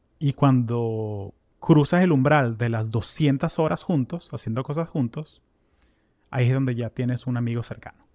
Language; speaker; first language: Spanish; native; Spanish